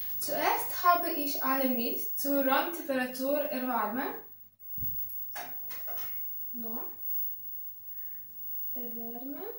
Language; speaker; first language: German; non-native, learner; Russian